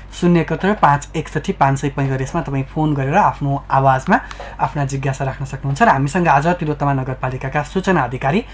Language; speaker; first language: Nepali; native; Nepali